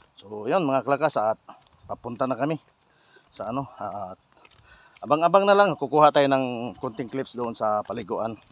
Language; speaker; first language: Filipino; non-native, local second language; Hiligaynon